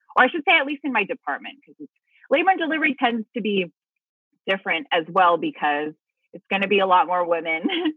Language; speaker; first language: English; early bilingual, other home language; Filipino